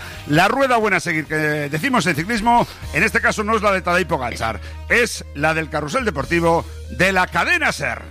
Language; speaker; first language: Spanish; native; Spanish